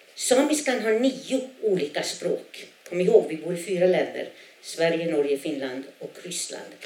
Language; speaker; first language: Swedish; non-native, local second language; Northern Sami